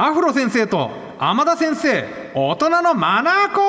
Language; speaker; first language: Japanese; native; Japanese